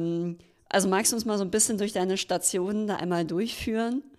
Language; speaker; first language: German; native; German